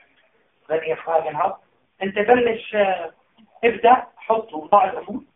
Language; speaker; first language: German; non-native, fluent; Arabic